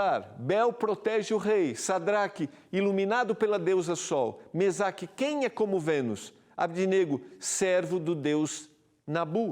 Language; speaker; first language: Portuguese; native; Portuguese